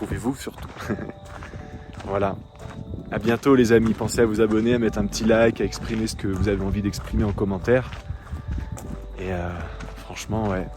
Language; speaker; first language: French; native; French